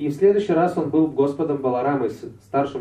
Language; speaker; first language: Russian; native; Russian